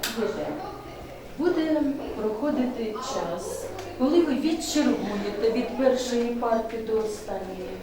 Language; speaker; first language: Ukrainian; native; Ukrainian